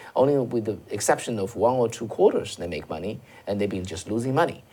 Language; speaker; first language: English; non-native, fluent; Chinese